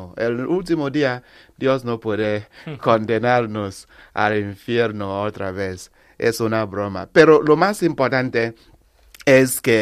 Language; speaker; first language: Spanish; non-native, learner; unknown